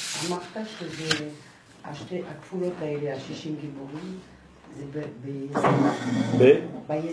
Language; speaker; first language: Hebrew; non-native, fluent; French